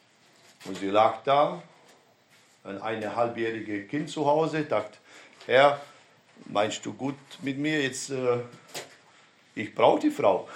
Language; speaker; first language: German; non-native, fluent; Romanian